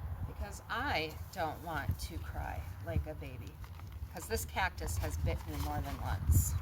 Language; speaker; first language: English; native; English